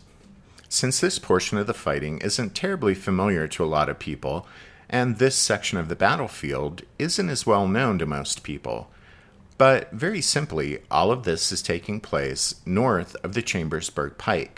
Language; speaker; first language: English; native; English